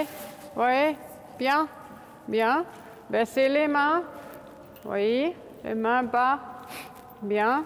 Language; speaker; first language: French; non-native, fluent; German